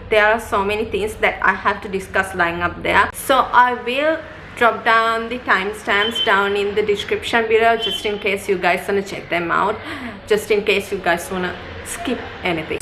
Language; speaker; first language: English; non-native, local second language; Sinhala